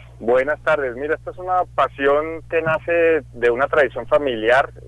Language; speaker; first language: Spanish; native; Spanish